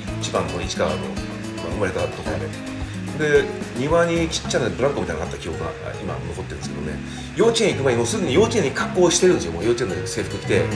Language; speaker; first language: Japanese; early bilingual, heritage; Japanese